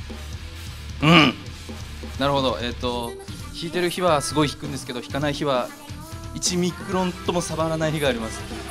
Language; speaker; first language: Japanese; native; Japanese